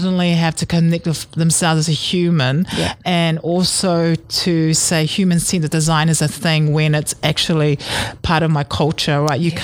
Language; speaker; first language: English; native; English